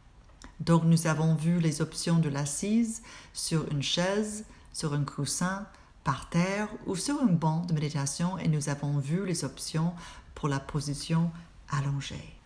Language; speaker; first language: French; non-native, fluent; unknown